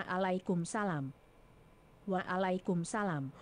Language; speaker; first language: Indonesian; non-native, learner; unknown